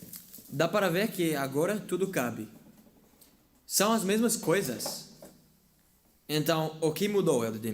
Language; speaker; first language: Portuguese; non-native, fluent; English